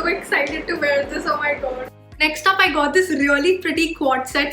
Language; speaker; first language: English; non-native, local second language; Hindi